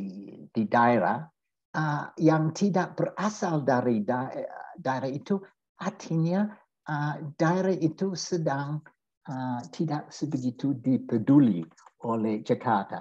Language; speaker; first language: Indonesian; non-native, fluent; English